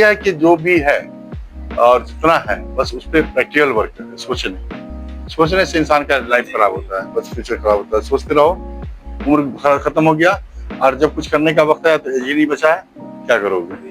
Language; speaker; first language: Hindi; native; Hindi